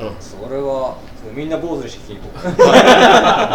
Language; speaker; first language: Japanese; native; Japanese